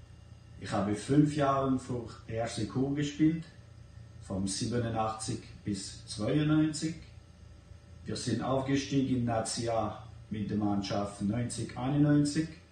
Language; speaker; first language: German; non-native, learner; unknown